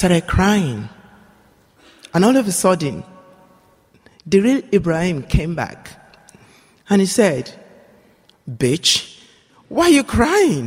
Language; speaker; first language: English; non-native, local second language; Yoruba